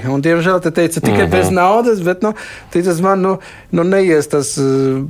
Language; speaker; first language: Latvian; non-native, local second language; Russian